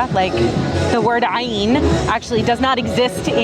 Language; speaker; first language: English; early bilingual, other home language; Urdu